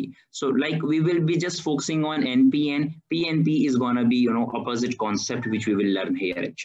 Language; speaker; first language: English; non-native, fluent; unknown